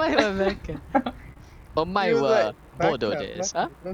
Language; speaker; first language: Japanese; non-native, learner; Malay